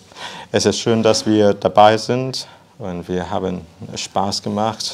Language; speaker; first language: German; non-native, fluent; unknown